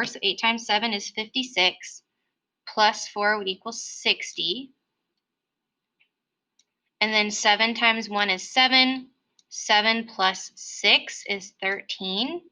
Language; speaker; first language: English; native; English